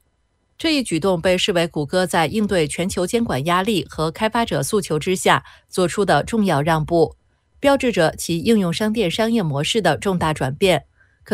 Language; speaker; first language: Chinese; native; Chinese